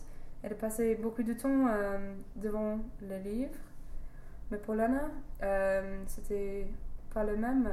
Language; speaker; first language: French; non-native, fluent; English